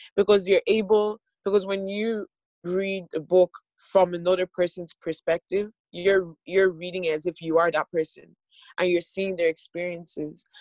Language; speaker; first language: English; native; English